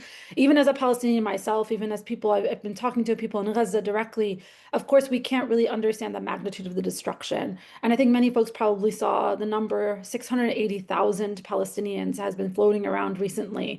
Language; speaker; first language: English; native; English